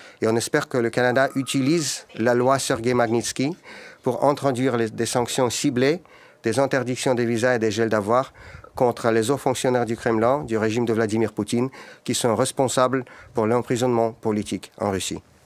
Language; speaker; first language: French; non-native, fluent; Russian